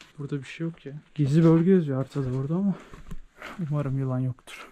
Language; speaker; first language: Turkish; native; Turkish